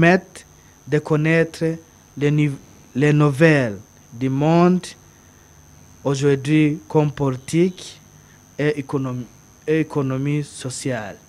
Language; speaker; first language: French; non-native, learner; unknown